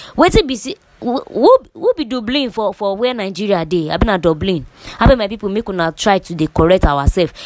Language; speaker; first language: Nigerian Pidgin; native; Nigerian Pidgin